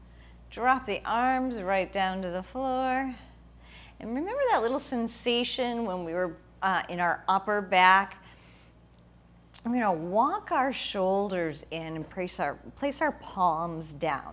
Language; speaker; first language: English; native; English